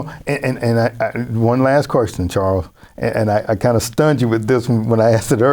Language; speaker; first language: English; native; English